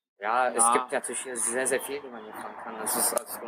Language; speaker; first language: German; native; German